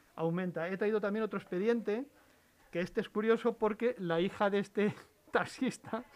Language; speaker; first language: Spanish; native; Spanish